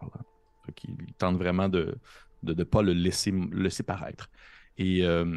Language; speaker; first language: French; native; French